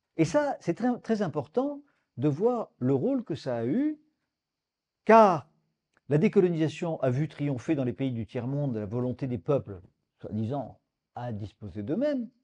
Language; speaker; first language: French; native; French